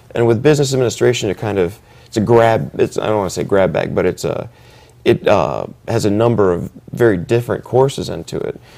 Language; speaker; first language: English; native; English